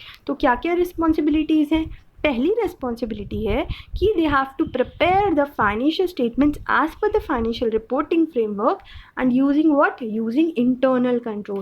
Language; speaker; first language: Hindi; native; Hindi